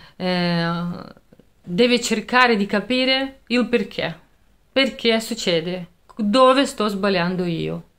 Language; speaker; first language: Italian; non-native, fluent; Russian